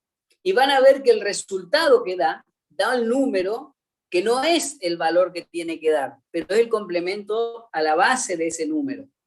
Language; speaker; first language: Spanish; native; Spanish